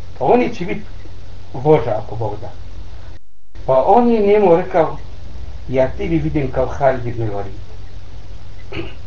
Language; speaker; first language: Bosnian; non-native, learner; Arabic